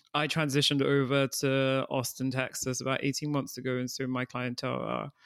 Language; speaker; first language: English; early bilingual, other home language; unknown